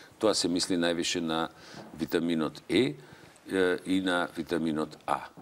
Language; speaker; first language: Macedonian; native; Macedonian